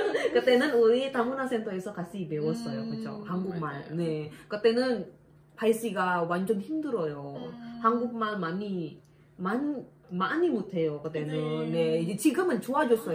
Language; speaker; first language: Korean; non-native, learner; Indonesian